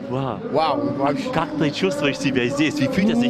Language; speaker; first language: Russian; non-native, learner; German